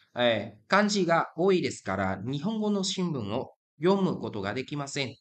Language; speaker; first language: Japanese; non-native, fluent; Vietnamese